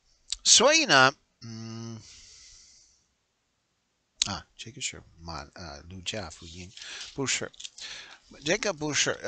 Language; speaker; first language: Chinese; non-native, learner; English